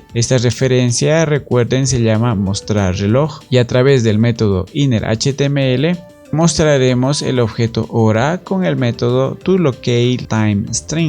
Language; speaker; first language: Spanish; native; Spanish